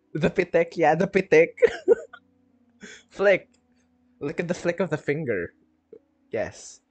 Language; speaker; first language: English; non-native, local second language; Filipino